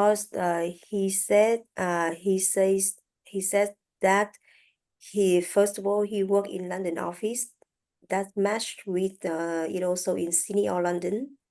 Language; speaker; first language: English; non-native, learner; French